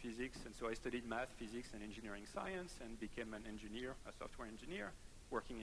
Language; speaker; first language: English; non-native, fluent; French